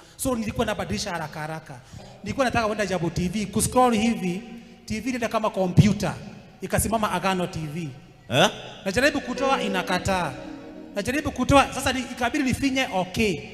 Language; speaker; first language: Swahili; non-native, local second language; Kikuyu